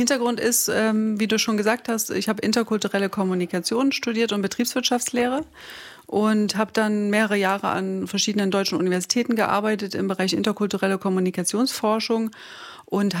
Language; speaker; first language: German; native; German